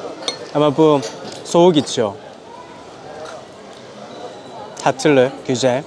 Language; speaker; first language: Turkish; non-native, learner; Korean